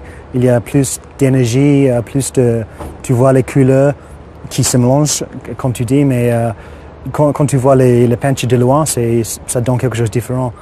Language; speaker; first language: French; non-native, fluent; English